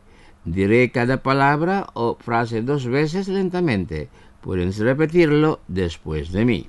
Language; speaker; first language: Spanish; non-native, fluent; Indonesian